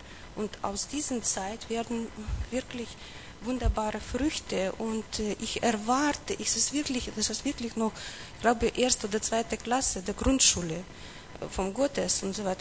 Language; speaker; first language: German; non-native, learner; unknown